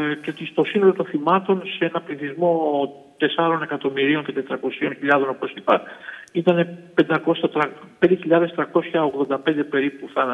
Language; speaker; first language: Greek; native; Greek